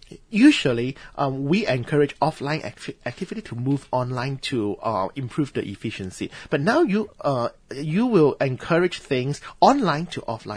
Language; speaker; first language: English; non-native, local second language; Cantonese